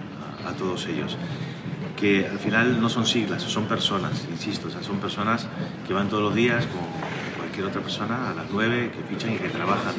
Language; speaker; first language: Spanish; native; Spanish